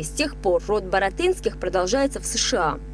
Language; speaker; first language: Russian; native; Russian